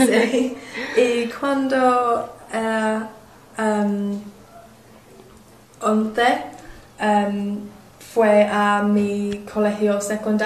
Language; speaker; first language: Spanish; non-native, learner; English